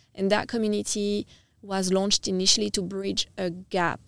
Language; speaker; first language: English; non-native, fluent; French